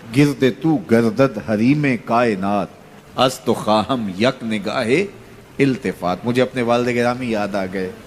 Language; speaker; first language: Urdu; non-native, local second language; Punjabi